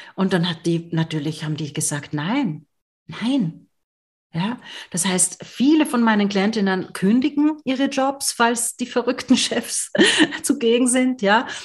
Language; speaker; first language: German; native; German